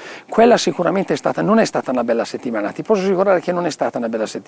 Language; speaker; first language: Italian; native; Italian